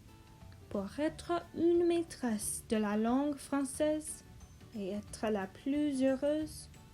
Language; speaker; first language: French; non-native, learner; English